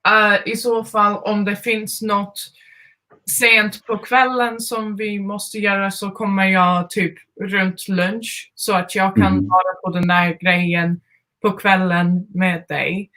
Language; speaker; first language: Swedish; non-native, fluent; Finnish